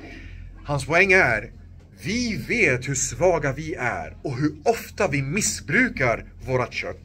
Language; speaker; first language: Swedish; non-native, local second language; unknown